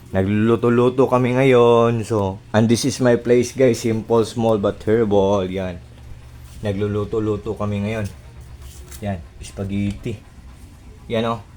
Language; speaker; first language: Filipino; non-native, local second language; Cebuano